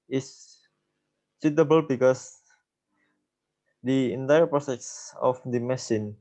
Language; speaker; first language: English; non-native, learner; Indonesian